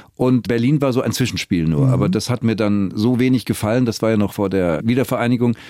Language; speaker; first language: German; native; German